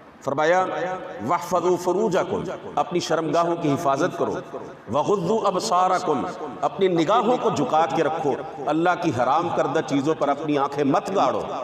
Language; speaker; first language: Urdu; non-native, local second language; Punjabi